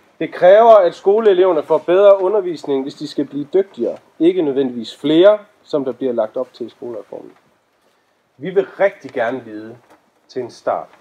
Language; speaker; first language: Danish; native; Danish